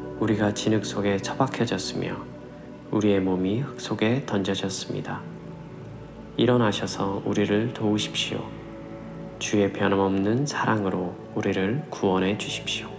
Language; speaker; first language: Korean; native; Korean